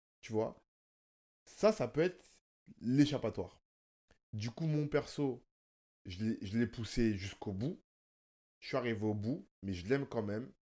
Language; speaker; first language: French; native; French